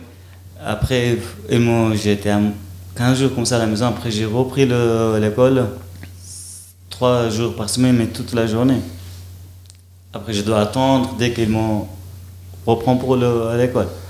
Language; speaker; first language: French; non-native, learner; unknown